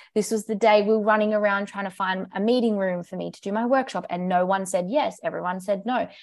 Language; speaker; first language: English; native; English